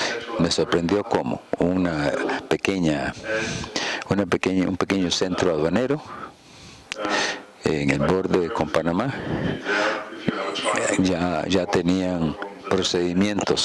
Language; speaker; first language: Spanish; non-native, fluent; German